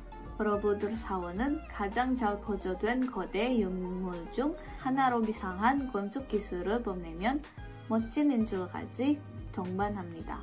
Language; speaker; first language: Korean; non-native, fluent; Indonesian